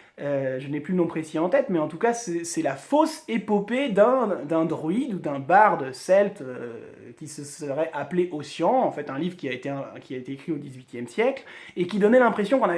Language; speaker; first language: French; native; French